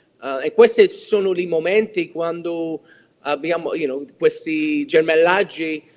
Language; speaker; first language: Italian; early bilingual, heritage; English